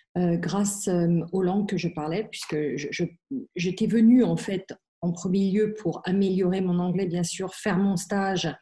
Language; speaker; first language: French; native; French